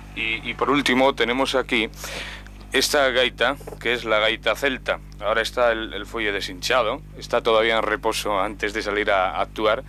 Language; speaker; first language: Spanish; native; Spanish